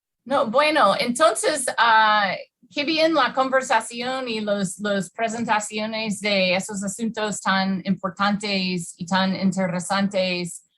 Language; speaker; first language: Spanish; non-native, fluent; English